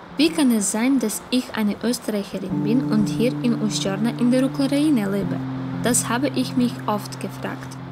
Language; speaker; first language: German; early bilingual, heritage; Ukrainian